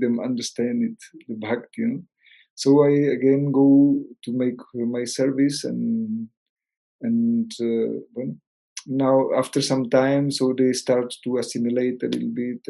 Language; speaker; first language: English; non-native, learner; Czech